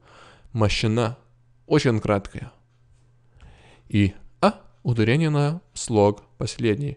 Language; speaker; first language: Russian; non-native, fluent; Lithuanian